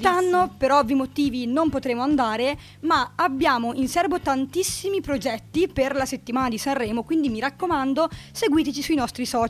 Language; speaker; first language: Italian; native; Italian